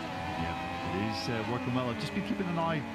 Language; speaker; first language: English; native; English